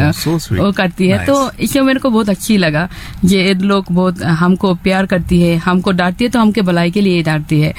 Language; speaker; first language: Hindi; non-native, fluent; Bangla